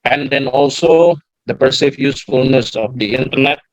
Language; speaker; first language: English; non-native, fluent; Indonesian